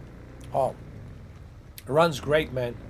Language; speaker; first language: English; native; English